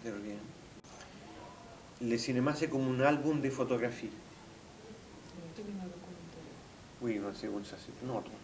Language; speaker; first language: French; non-native, fluent; Spanish